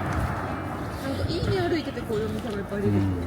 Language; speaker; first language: Japanese; native; Japanese